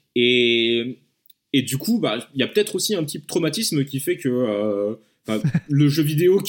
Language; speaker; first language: French; native; French